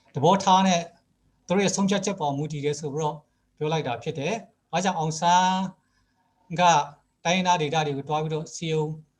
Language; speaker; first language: Burmese; non-native, local second language; Kachin